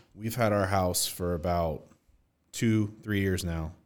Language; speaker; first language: English; native; English